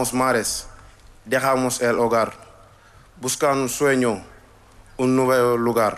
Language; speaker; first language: Spanish; non-native, learner; Wolof